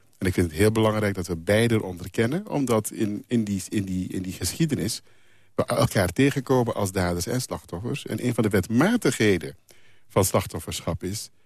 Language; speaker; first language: Dutch; non-native, local second language; Papiamento